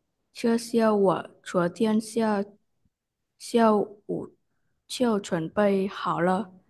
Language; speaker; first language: Chinese; non-native, learner; Vietnamese